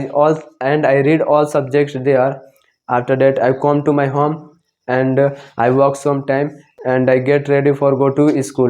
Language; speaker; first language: English; non-native, learner; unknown